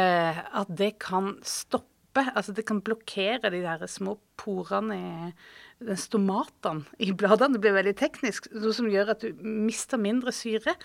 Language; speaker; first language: Norwegian; native; Norwegian